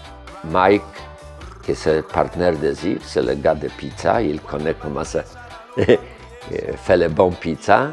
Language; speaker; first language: French; non-native, fluent; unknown